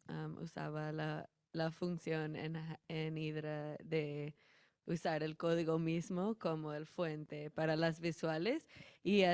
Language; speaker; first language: Spanish; non-native, fluent; English